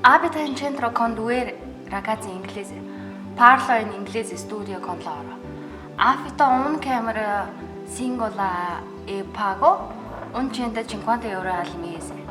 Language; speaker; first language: Italian; non-native, learner; Mongolian